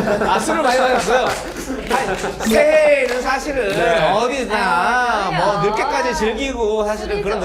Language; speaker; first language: Korean; native; Korean